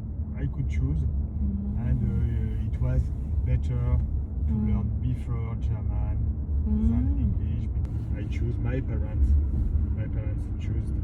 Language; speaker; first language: English; non-native, learner; French